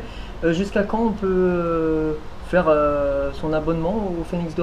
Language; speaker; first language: French; native; French